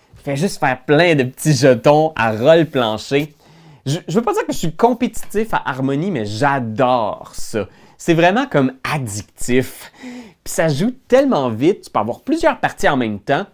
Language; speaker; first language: French; native; French